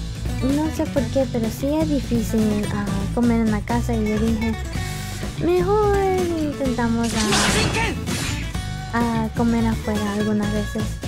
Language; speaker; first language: Spanish; early bilingual, heritage; English